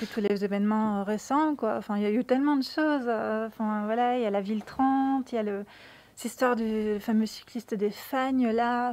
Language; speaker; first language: French; native; French